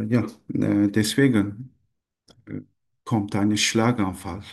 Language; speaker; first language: German; non-native, learner; Turkish